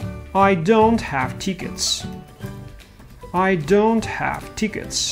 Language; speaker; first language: English; non-native, fluent; Russian